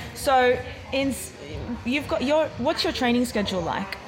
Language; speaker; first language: English; native; English